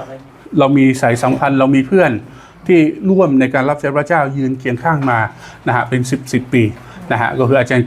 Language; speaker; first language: Thai; native; Thai